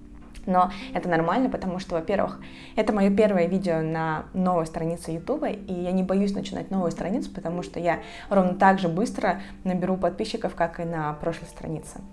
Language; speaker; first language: Russian; native; Russian